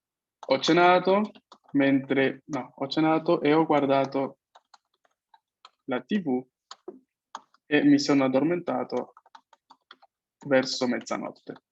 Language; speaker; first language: Italian; non-native, fluent; Spanish